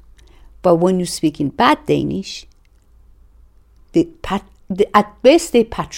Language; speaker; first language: English; non-native, fluent; Persian